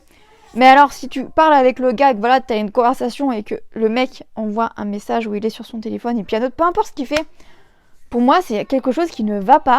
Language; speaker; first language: French; native; French